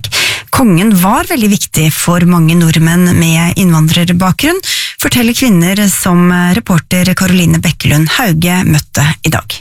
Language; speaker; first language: Norwegian; native; Norwegian